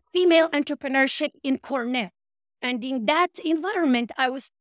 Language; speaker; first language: English; non-native, fluent; Arabic